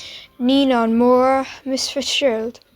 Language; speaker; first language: Irish; non-native, local second language; English